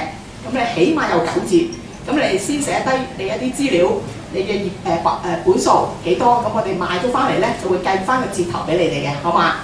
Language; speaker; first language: Cantonese; native; Cantonese